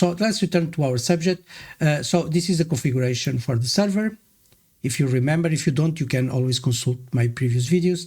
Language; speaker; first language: English; non-native, fluent; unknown